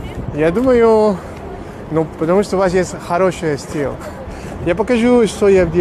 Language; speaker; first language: Russian; non-native, learner; Spanish